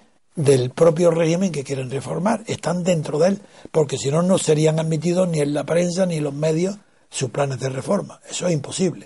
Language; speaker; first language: Spanish; native; Spanish